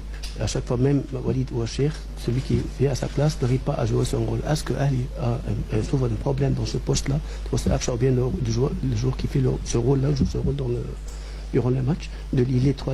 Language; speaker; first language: French; non-native, fluent; Arabic